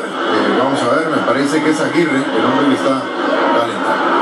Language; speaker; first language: Spanish; native; Spanish